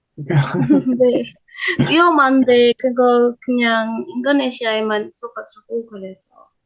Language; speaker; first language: Korean; non-native, learner; Indonesian